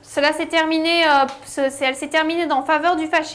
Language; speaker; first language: French; native; French